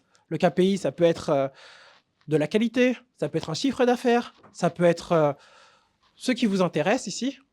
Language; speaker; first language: French; native; French